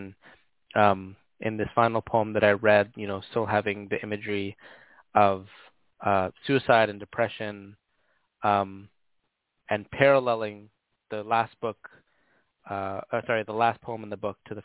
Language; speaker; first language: English; native; English